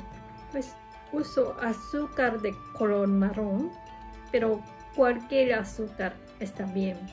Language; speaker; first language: Spanish; non-native, learner; Japanese